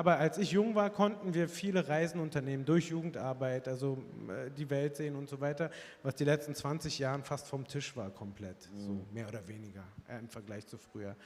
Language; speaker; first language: German; early bilingual, other home language; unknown